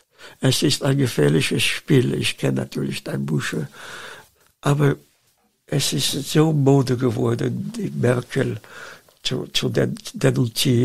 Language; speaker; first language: German; non-native, fluent; Dutch